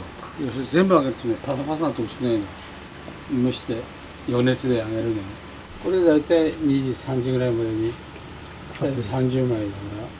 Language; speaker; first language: Japanese; native; Japanese